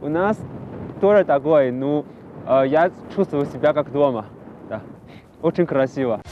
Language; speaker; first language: Russian; non-native, learner; Chinese